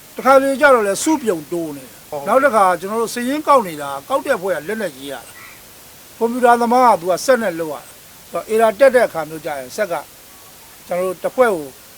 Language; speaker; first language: Burmese; native; Burmese